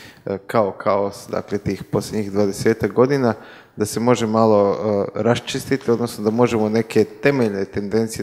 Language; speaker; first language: Croatian; native; Croatian